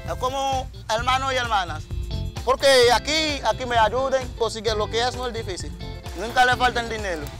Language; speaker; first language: Spanish; non-native, learner; Haitian Creole